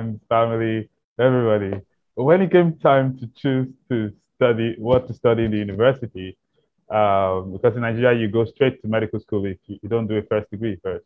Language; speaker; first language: English; non-native, local second language; Igbo